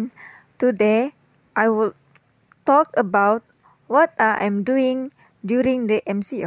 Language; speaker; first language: English; non-native, local second language; Malay